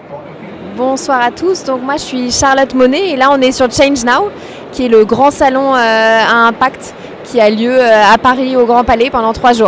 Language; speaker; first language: French; native; French